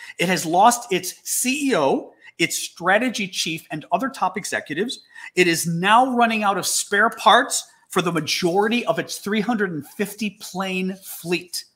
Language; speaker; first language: English; native; English